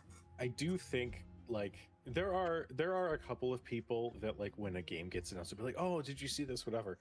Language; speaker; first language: English; native; English